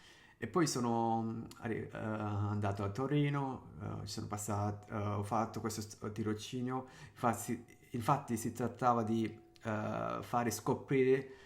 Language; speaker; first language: Italian; non-native, fluent; Sinhala